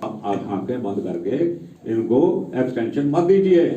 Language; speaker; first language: Hindi; non-native, local second language; Punjabi